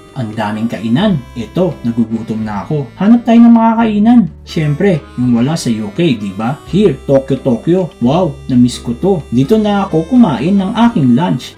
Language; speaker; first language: Filipino; native; Filipino